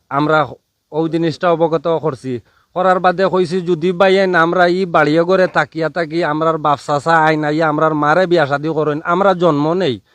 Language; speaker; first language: Bangla; native; Bangla